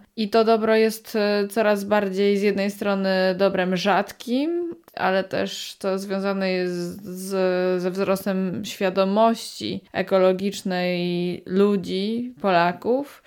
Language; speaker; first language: Polish; native; Polish